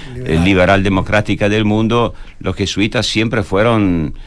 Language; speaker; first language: Spanish; non-native, fluent; Italian